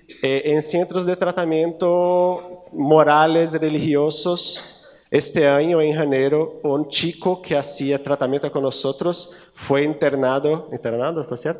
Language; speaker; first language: Spanish; non-native, learner; Portuguese